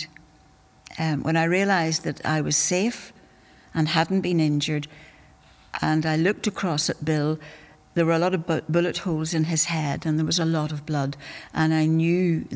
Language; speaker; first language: English; native; English